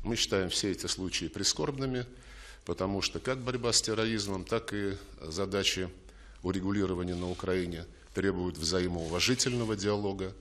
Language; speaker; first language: Russian; native; Russian